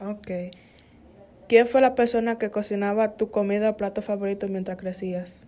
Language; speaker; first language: Spanish; early bilingual, heritage; Spanish